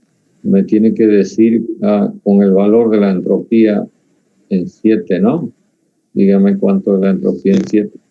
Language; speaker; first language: Spanish; native; Spanish